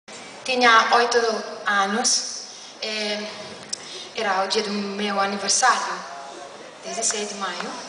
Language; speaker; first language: Portuguese; non-native, learner; Italian